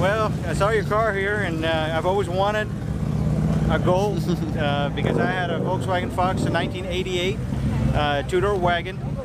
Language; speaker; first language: English; non-native, learner; Portuguese